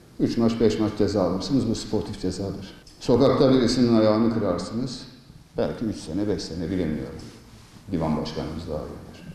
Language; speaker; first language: Turkish; native; Turkish